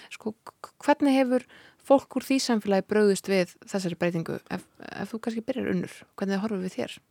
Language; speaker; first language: Icelandic; native; Icelandic